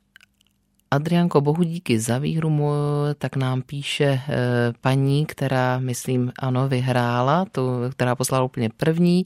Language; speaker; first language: Czech; native; Czech